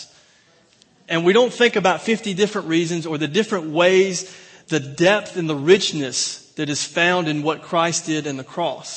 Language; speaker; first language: English; native; English